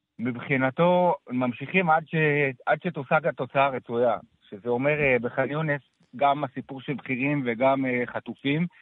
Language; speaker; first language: Hebrew; native; Hebrew